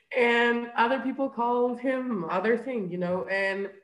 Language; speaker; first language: English; non-native, fluent; Portuguese